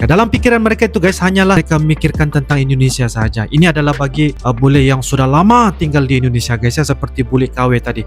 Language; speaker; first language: Indonesian; non-native, local second language; Malay